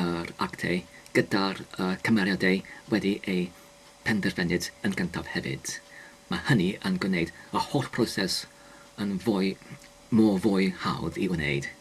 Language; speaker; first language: Welsh; non-native, learner; English